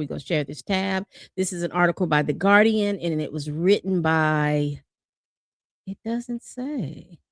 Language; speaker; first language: English; native; English